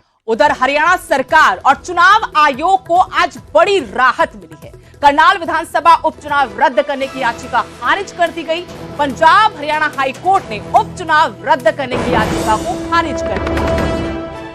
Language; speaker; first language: Hindi; native; Hindi